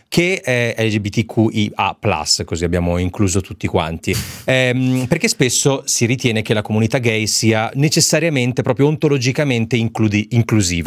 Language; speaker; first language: Italian; native; Italian